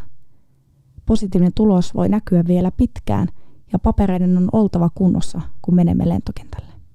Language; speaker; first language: Finnish; native; Finnish